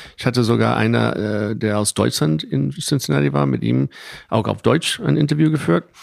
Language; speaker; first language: German; non-native, fluent; English